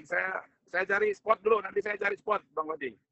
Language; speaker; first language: Indonesian; native; Indonesian